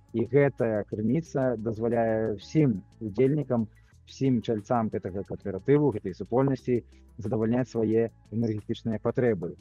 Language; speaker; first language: Belarusian; non-native, local second language; Russian